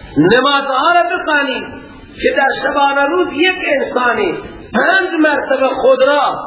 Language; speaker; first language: Persian; non-native, local second language; Baluchi